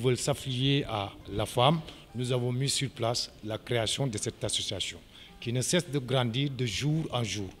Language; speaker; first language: French; non-native, local second language; Wolof